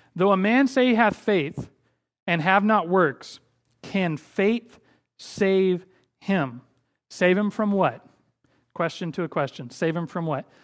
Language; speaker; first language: English; native; English